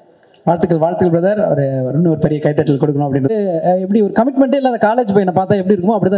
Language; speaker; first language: Tamil; native; Tamil